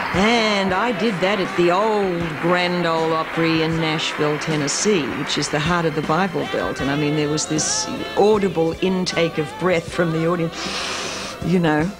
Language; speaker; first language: English; native; English